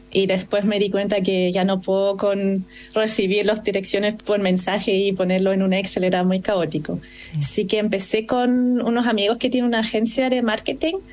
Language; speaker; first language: Spanish; non-native, fluent; German